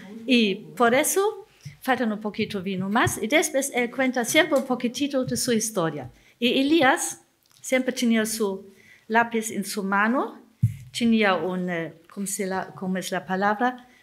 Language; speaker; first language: Spanish; non-native, learner; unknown